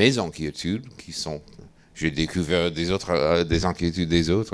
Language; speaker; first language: French; non-native, fluent; English